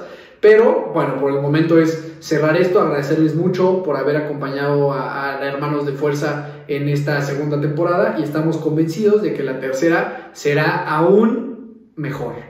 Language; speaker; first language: Spanish; native; Spanish